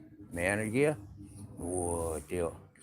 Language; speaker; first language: Spanish; non-native, learner; English